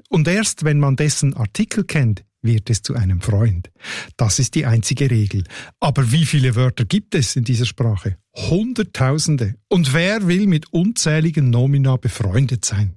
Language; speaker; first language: German; native; German